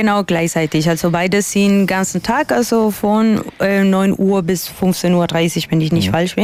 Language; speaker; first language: German; non-native, fluent; Spanish